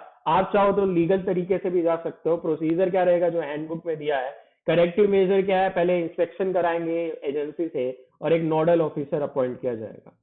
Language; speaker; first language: Hindi; native; Hindi